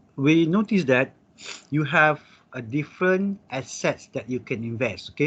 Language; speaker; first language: English; non-native, local second language; Malay